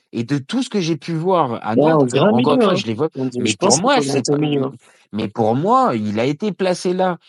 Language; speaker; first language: French; native; French